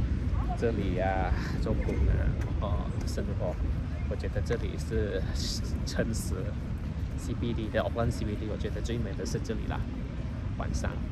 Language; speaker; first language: Chinese; early bilingual, heritage; Chinese